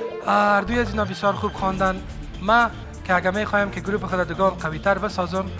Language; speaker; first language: Persian; native; Persian